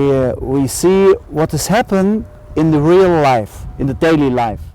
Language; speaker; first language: English; non-native, learner; German